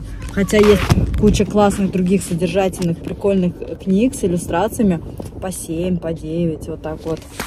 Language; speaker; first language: Russian; native; Russian